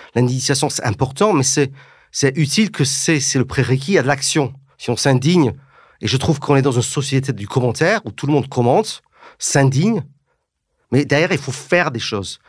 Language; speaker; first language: French; early bilingual, heritage; English